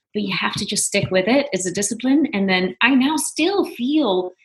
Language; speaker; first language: English; non-native, fluent; Dutch